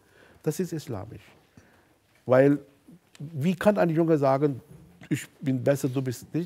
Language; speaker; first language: German; non-native, fluent; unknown